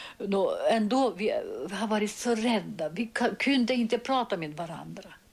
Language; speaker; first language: Swedish; early bilingual, heritage; Swedish